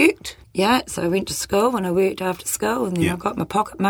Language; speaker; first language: English; native; English